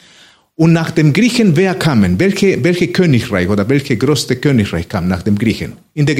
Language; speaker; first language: German; non-native, fluent; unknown